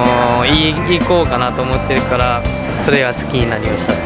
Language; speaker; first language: Japanese; non-native, fluent; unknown